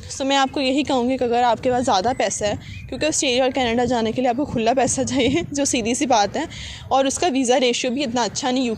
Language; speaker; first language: Urdu; non-native, local second language; Punjabi